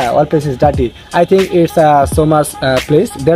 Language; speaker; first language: English; non-native, learner; Bangla